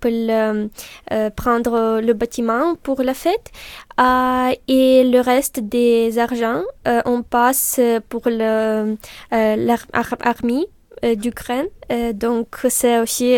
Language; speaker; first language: French; non-native, fluent; Ukrainian